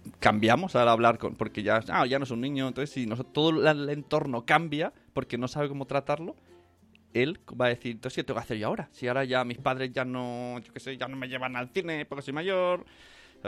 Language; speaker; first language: Spanish; native; Spanish